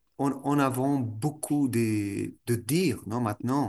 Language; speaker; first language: French; non-native, fluent; Russian